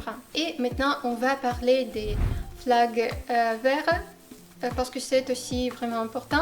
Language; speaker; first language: French; non-native, fluent; Russian